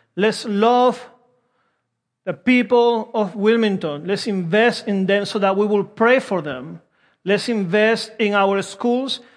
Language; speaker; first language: English; non-native, fluent; Spanish